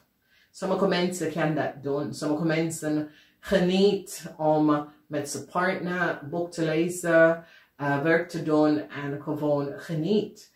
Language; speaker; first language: Dutch; non-native, fluent; English